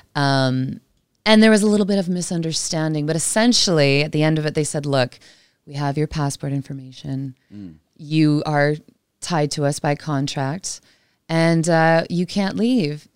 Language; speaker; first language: English; native; English